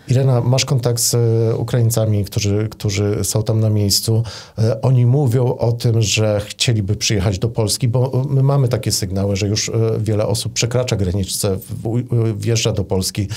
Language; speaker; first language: Polish; native; Polish